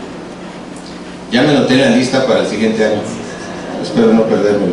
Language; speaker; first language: Spanish; native; Spanish